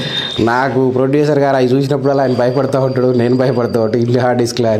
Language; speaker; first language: Telugu; native; Telugu